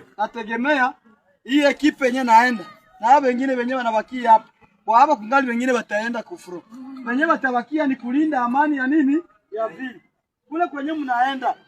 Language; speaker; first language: Swahili; native; Swahili